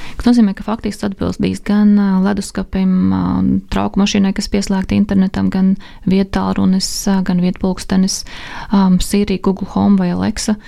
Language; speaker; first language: Latvian; native; Latvian